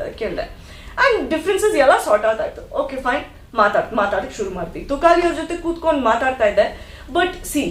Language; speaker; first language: Kannada; non-native, learner; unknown